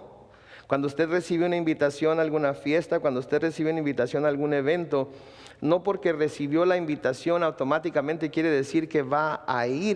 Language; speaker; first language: Spanish; native; Spanish